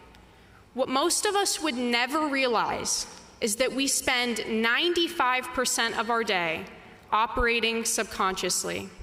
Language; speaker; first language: English; native; English